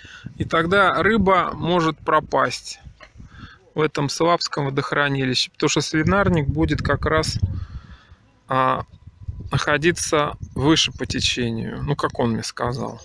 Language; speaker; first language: Russian; native; Russian